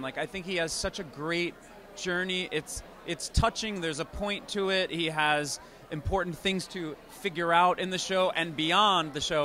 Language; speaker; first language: English; native; English